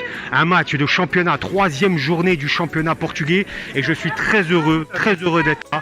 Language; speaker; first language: French; native; French